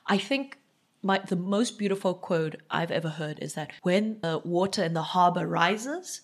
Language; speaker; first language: English; non-native, local second language; Xhosa